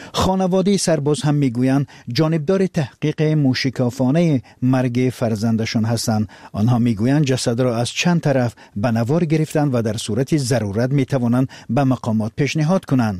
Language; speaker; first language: Persian; native; Persian